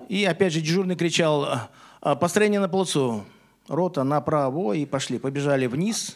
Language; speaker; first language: Russian; native; Russian